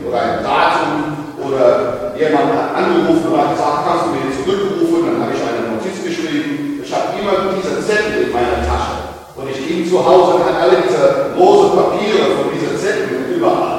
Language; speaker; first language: German; non-native, learner; English